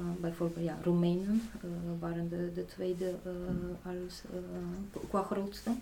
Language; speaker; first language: Dutch; non-native, fluent; Polish